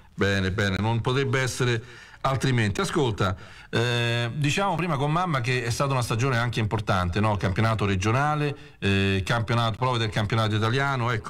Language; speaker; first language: Italian; native; Italian